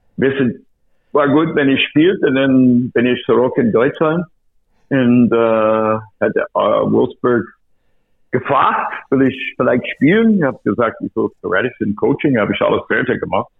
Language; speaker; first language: German; non-native, learner; English